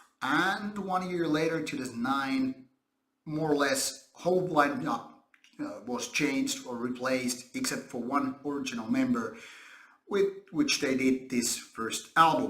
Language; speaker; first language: English; non-native, fluent; Finnish